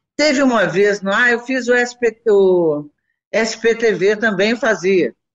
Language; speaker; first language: Portuguese; native; Portuguese